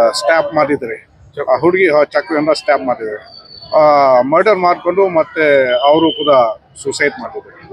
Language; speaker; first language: Kannada; non-native, fluent; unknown